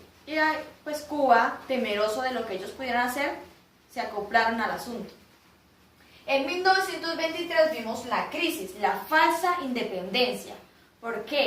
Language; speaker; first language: Spanish; native; Spanish